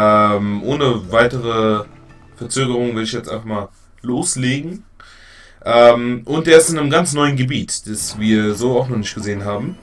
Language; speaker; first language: German; native; German